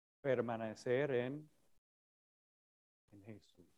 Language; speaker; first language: Spanish; non-native, fluent; English